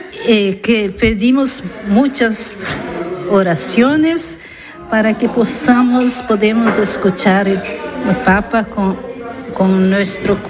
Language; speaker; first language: Spanish; non-native, learner; Portuguese